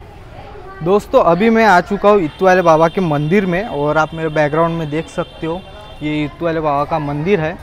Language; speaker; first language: Hindi; non-native, local second language; Marathi